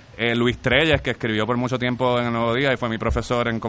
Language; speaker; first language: Spanish; native; Spanish